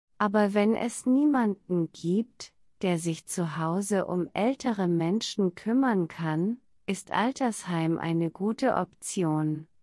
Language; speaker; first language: German; non-native, learner; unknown